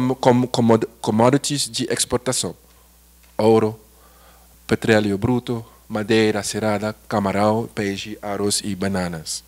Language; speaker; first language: Portuguese; non-native, learner; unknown